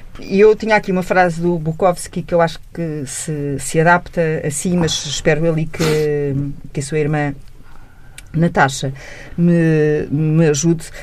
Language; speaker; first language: Portuguese; native; Portuguese